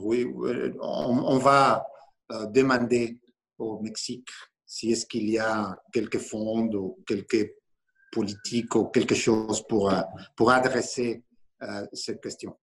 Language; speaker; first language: French; non-native, learner; Spanish